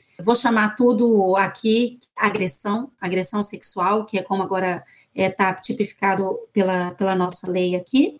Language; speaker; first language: Portuguese; native; Portuguese